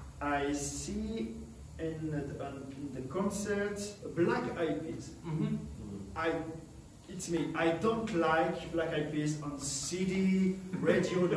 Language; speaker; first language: English; non-native, learner; French